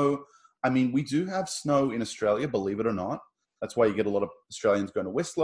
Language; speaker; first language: English; native; English